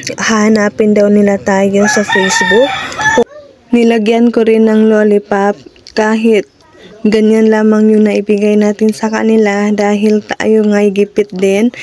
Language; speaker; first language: Filipino; non-native, local second language; Cebuano